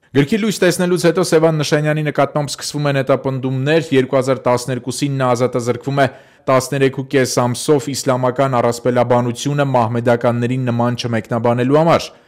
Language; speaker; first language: Armenian; native; Armenian